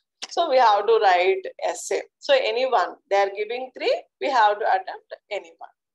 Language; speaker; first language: English; non-native, local second language; Telugu